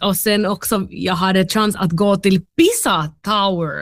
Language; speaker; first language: Swedish; non-native, local second language; Finnish